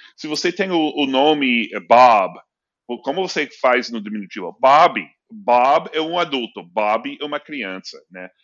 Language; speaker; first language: Portuguese; non-native, fluent; English